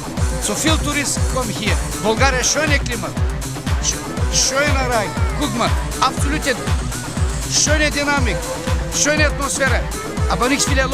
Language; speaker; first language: German; non-native, learner; Bulgarian